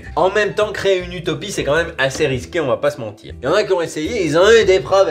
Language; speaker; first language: French; native; French